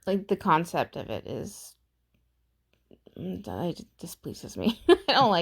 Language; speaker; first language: English; native; English